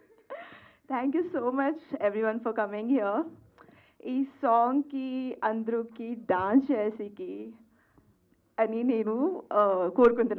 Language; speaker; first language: Telugu; non-native, learner; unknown